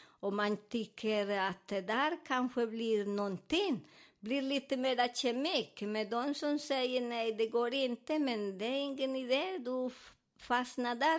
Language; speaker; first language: Swedish; non-native, learner; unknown